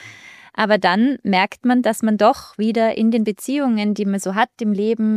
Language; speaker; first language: German; native; German